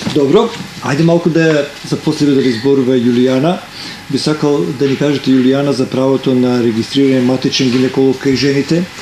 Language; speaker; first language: Macedonian; native; Macedonian